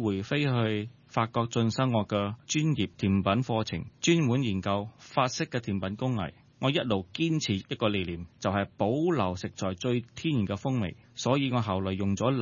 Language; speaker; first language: Cantonese; early bilingual, heritage; Cantonese